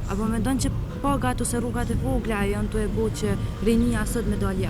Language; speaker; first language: Albanian; native; Albanian